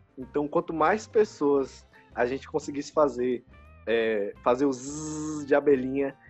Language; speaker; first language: Portuguese; native; Portuguese